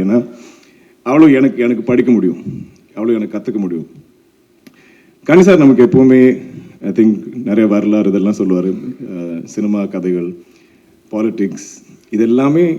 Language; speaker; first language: Tamil; non-native, local second language; Malayalam